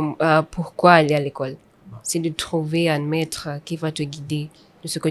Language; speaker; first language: French; non-native, fluent; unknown